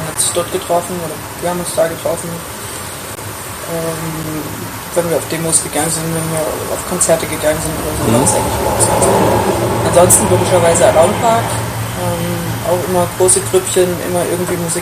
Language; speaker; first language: German; native; German